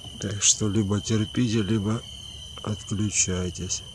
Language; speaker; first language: Russian; native; Russian